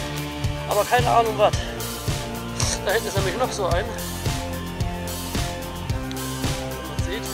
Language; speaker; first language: German; native; German